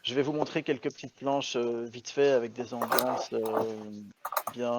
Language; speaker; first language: French; native; French